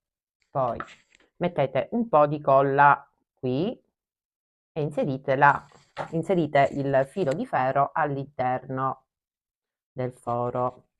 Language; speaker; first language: Italian; native; Italian